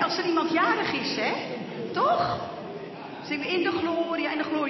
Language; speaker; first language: Dutch; native; Dutch